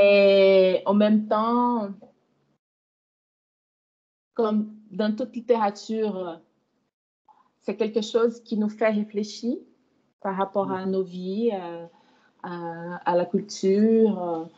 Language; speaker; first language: French; non-native, learner; Portuguese